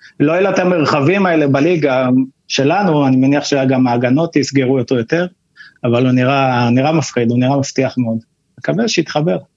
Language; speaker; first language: Hebrew; native; Hebrew